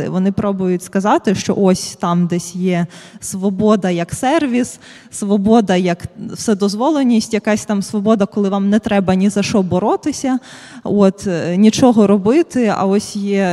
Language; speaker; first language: Ukrainian; native; Ukrainian